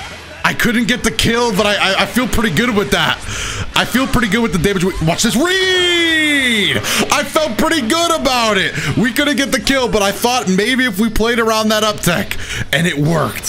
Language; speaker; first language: English; native; English